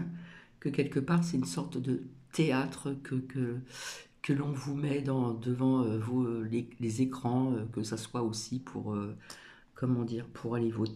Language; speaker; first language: French; native; French